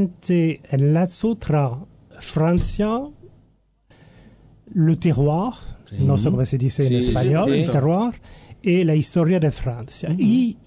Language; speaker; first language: Spanish; non-native, learner; French